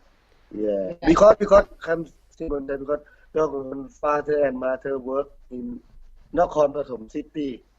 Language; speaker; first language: English; non-native, learner; Thai